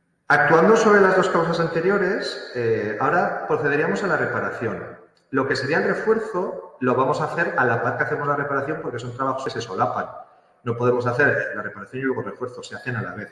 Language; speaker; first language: Spanish; native; Spanish